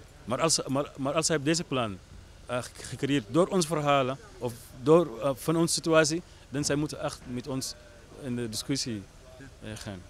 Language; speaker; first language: Dutch; non-native, learner; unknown